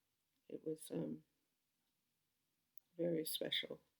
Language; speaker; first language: English; native; English